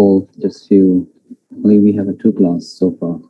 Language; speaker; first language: English; non-native, learner; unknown